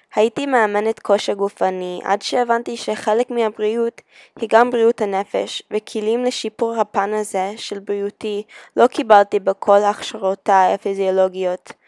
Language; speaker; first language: Hebrew; early bilingual, heritage; Hebrew